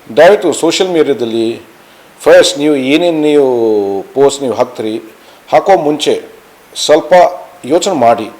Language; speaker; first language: Kannada; non-native, fluent; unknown